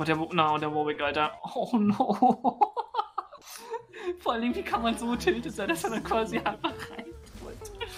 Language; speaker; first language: German; native; German